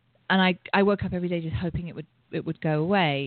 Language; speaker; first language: English; native; English